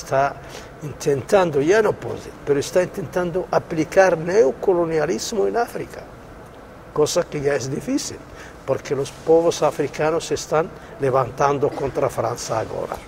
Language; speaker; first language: Spanish; non-native, local second language; Arabic